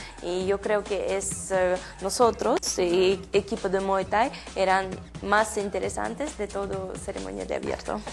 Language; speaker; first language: Spanish; non-native, learner; Russian